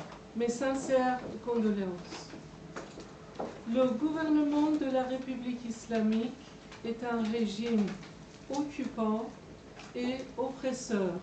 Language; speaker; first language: French; non-native, fluent; Persian